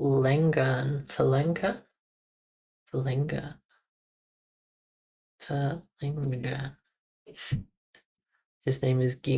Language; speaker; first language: German; non-native, learner; English